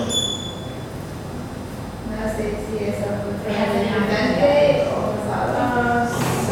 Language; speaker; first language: Spanish; non-native, learner; English